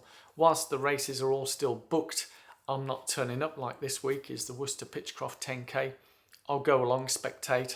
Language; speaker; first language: English; native; English